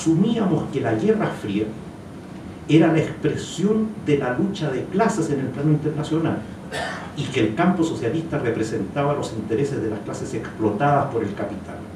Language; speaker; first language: Spanish; native; Spanish